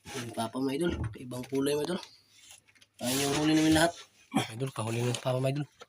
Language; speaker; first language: Filipino; non-native, local second language; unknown